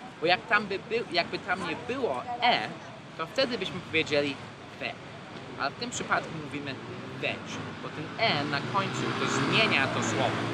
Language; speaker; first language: Polish; non-native, fluent; English